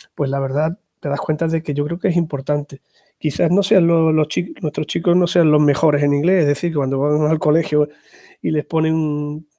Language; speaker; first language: Spanish; native; Spanish